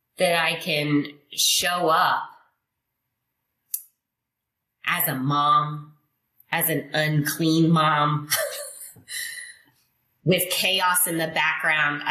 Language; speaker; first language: English; non-native, fluent; Indonesian